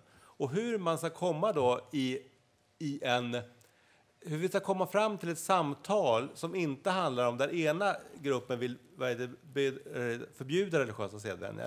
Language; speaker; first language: Swedish; native; Swedish